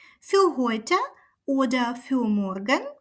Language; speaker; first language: German; non-native, fluent; Ukrainian